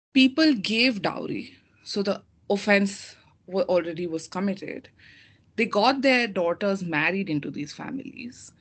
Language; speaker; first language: English; non-native, local second language; Hindi